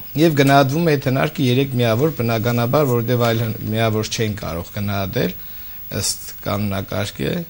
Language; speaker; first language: Armenian; native; Armenian